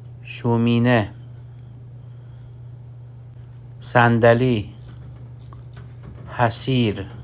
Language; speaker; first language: Persian; non-native, fluent; Urdu